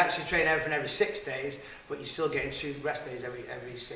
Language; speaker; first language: English; native; English